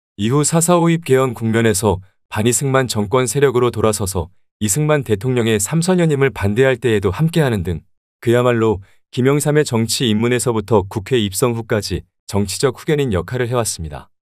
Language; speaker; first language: Korean; native; Korean